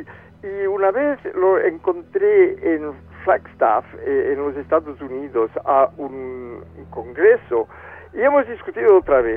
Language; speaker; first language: Spanish; non-native, fluent; French